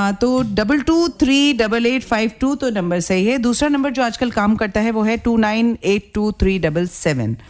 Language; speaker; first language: Hindi; native; Hindi